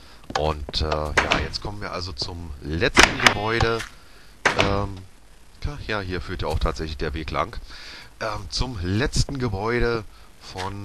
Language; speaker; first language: German; native; German